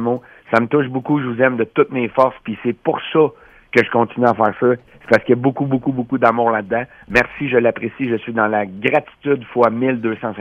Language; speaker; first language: French; native; French